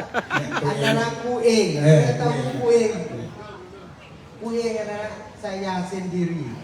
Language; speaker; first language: Indonesian; non-native, learner; Thai